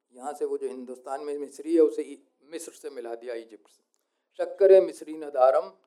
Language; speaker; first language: Hindi; native; Hindi